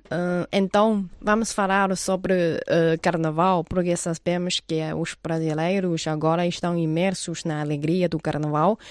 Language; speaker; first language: Portuguese; non-native, fluent; Chinese